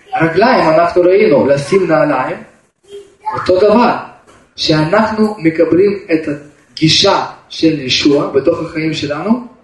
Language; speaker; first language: Hebrew; non-native, fluent; Russian